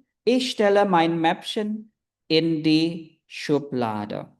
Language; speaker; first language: German; non-native, fluent; Indonesian